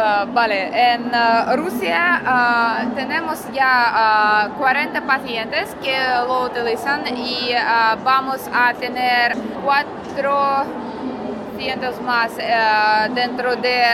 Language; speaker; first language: Spanish; non-native, learner; Russian